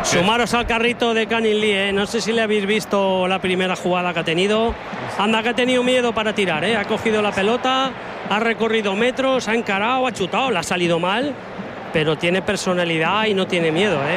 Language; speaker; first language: Spanish; native; Spanish